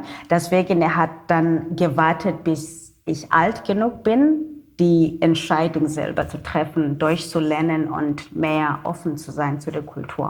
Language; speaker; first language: German; non-native, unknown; Xhosa